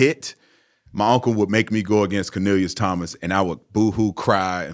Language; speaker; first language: English; native; English